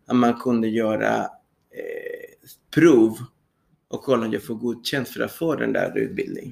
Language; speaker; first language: Swedish; non-native, fluent; Spanish